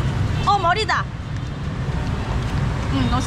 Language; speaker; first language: Korean; non-native, learner; Vietnamese